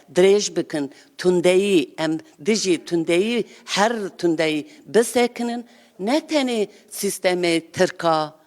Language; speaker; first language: Kurdish; non-native, local second language; Zaza